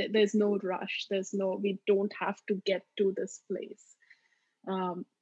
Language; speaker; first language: English; non-native, local second language; Marathi